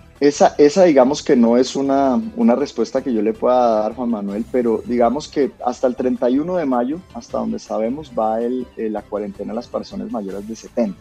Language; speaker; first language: Spanish; native; Spanish